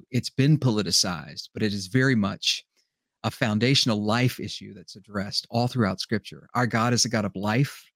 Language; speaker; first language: English; native; English